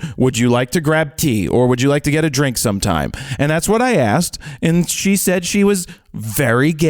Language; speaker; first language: English; native; English